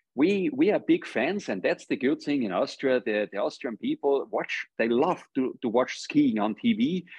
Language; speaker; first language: English; non-native, fluent; German